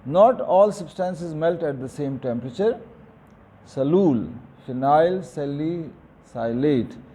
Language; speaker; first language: English; non-native, local second language; Urdu